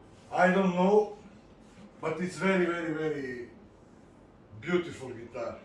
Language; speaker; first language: English; non-native, learner; Italian